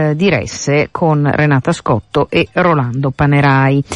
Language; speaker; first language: Italian; native; Italian